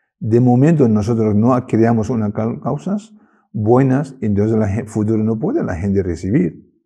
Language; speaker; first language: Spanish; non-native, learner; Tibetan